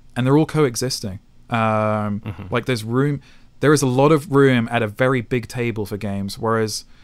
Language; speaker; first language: English; native; English